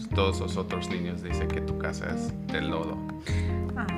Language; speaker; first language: Spanish; non-native, learner; English